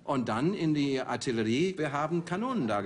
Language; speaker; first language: German; non-native, fluent; English